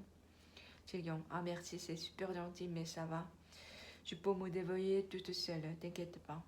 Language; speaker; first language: French; non-native, learner; Korean